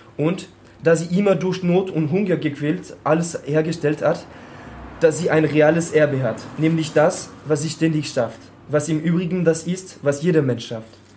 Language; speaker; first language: German; non-native, fluent; French